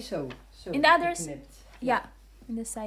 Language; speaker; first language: Dutch; non-native, learner; Filipino